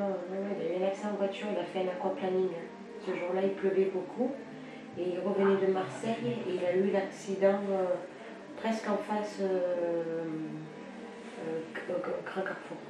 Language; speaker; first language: French; native; French